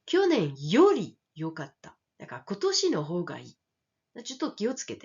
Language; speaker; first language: Japanese; non-native, fluent; French